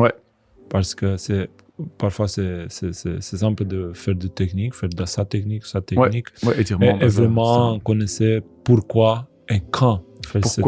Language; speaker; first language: French; non-native, fluent; Romanian